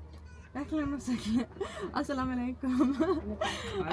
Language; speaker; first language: Arabic; non-native, learner; English